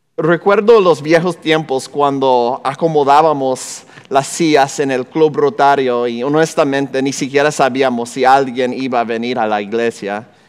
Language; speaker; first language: Spanish; non-native, fluent; English